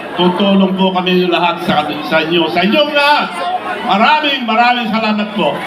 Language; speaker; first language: Filipino; non-native, local second language; Iloko